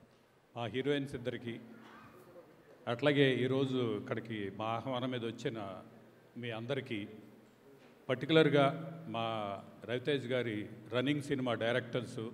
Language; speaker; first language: Telugu; native; Telugu